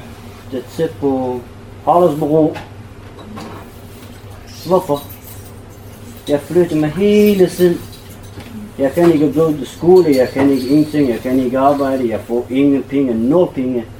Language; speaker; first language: Danish; non-native, learner; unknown